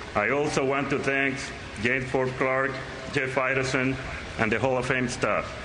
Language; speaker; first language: English; non-native, fluent; Spanish